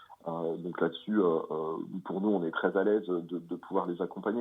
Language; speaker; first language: French; native; French